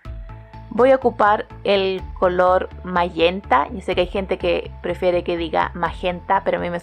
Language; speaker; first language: Spanish; native; Spanish